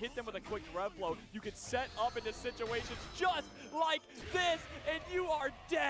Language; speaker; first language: English; native; English